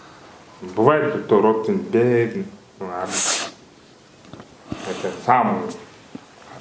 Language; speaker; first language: Russian; non-native, learner; Kyrgyz